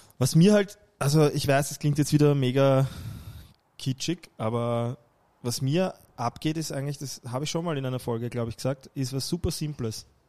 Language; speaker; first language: German; native; German